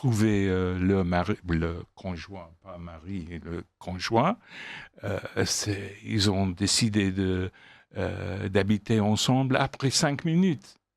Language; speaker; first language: French; non-native, fluent; English